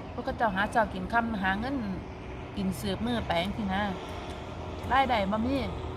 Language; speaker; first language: Thai; native; Thai